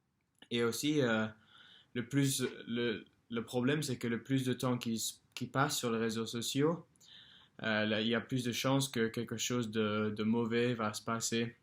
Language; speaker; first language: French; non-native, fluent; English